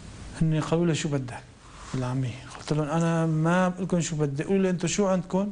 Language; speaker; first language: Arabic; native; Arabic